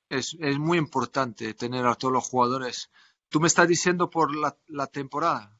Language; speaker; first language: Spanish; non-native, fluent; French